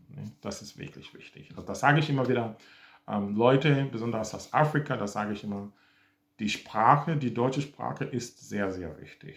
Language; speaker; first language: German; non-native, fluent; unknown